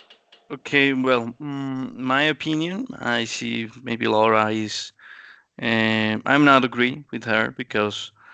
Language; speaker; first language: English; non-native, learner; Spanish